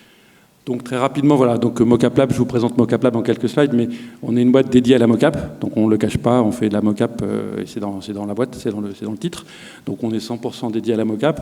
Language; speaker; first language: French; native; French